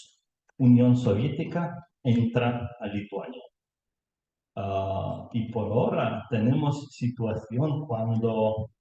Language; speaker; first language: Spanish; non-native, learner; Lithuanian